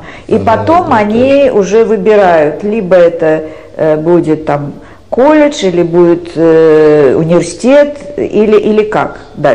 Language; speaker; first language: Russian; native; Russian